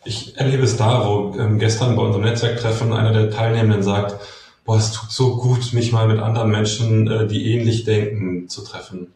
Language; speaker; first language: German; native; German